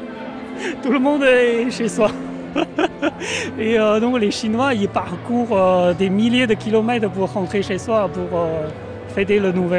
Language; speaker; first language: French; non-native, fluent; Chinese